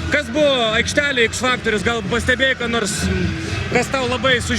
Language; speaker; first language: Lithuanian; native; Lithuanian